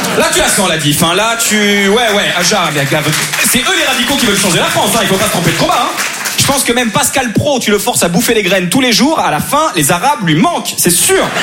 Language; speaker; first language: French; native; French